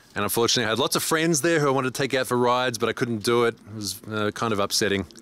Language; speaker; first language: English; native; English